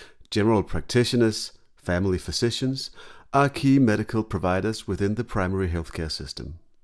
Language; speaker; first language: English; non-native, fluent; Danish